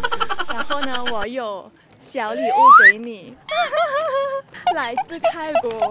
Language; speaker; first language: Chinese; non-native, learner; Thai